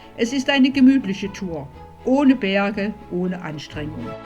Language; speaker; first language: German; native; German